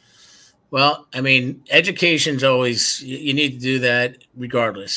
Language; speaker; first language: English; native; English